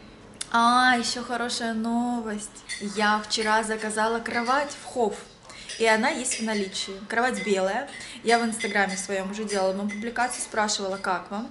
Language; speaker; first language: Russian; native; Russian